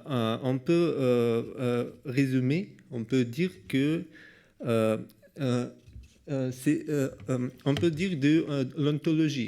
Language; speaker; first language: French; non-native, learner; Russian